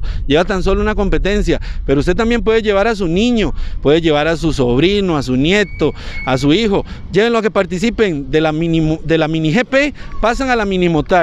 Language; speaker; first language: Spanish; native; Spanish